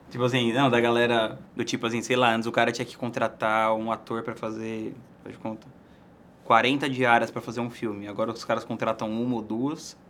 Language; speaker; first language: Portuguese; native; Portuguese